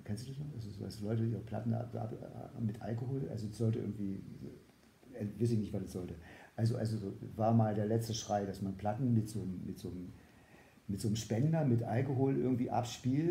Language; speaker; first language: German; native; German